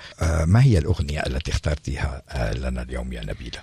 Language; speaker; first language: Arabic; native; Arabic